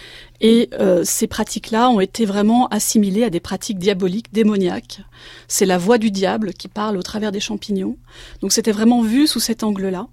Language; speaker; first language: French; native; French